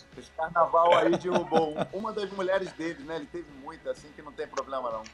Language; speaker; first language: Portuguese; native; Portuguese